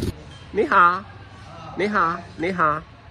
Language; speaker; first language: Chinese; non-native, fluent; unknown